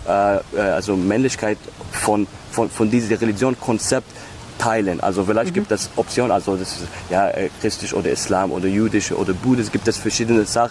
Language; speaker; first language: German; non-native, learner; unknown